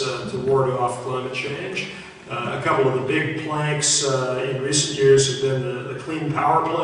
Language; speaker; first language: English; native; English